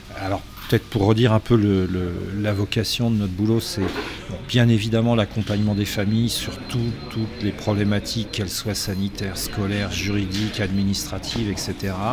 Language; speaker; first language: French; native; French